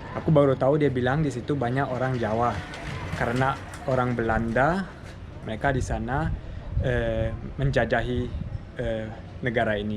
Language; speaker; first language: Indonesian; early bilingual, heritage; German